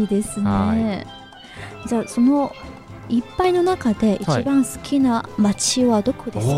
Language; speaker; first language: Japanese; non-native, fluent; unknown